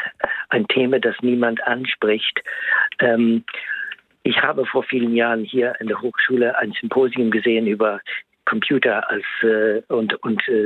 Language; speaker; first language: German; non-native, fluent; English